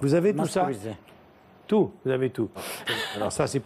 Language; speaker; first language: French; native; French